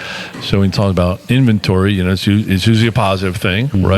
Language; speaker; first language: English; native; English